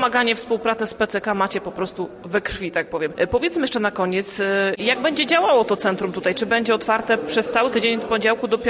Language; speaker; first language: Polish; native; Polish